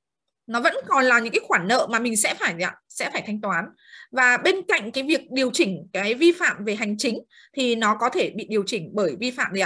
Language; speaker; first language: Vietnamese; native; Vietnamese